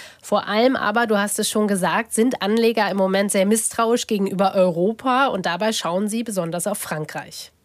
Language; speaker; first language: German; native; German